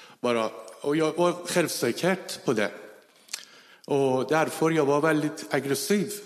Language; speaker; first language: Swedish; non-native, fluent; Persian